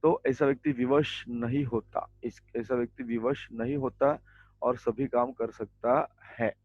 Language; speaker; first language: Hindi; non-native, local second language; Marathi